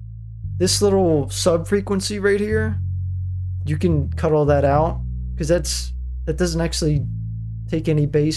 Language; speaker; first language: English; native; English